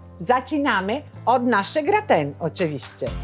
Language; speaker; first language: Polish; non-native, learner; Italian